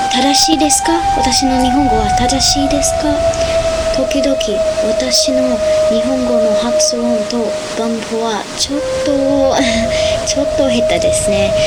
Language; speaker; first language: Japanese; non-native, learner; English